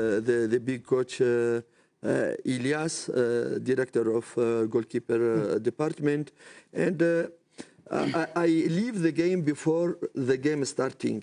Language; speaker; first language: English; non-native, learner; French